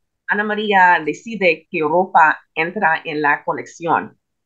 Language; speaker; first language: Spanish; non-native, learner; English